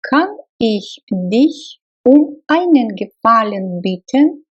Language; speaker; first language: German; non-native, fluent; Russian